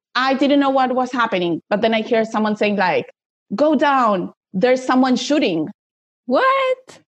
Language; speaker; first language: English; non-native, fluent; Spanish